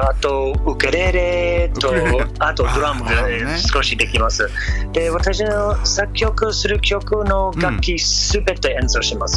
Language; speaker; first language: Japanese; non-native, learner; English